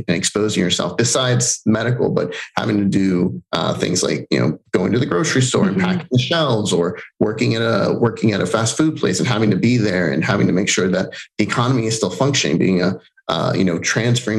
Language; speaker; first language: English; non-native, fluent; Spanish